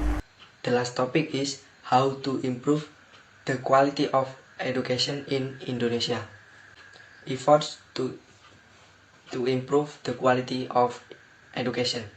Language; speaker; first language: English; non-native, learner; Indonesian